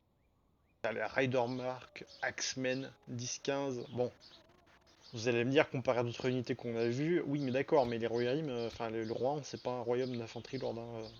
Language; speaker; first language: French; native; French